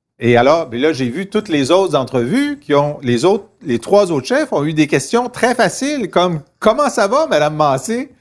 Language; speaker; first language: French; native; French